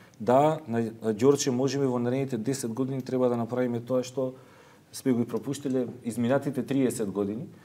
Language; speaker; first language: Macedonian; native; Macedonian